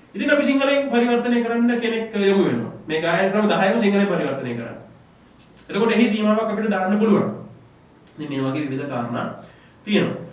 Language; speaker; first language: Sinhala; non-native, local second language; Tamil